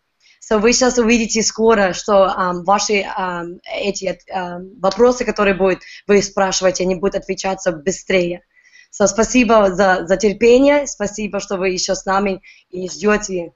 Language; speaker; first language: Russian; early bilingual, heritage; Russian